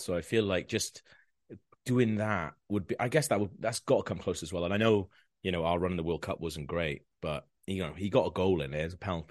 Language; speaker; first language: English; non-native, local second language; Welsh